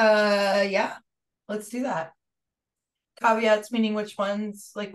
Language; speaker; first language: English; native; English